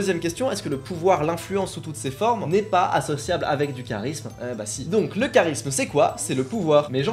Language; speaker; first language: French; native; French